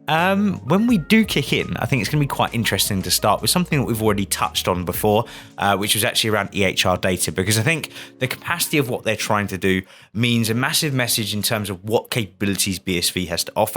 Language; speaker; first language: English; native; English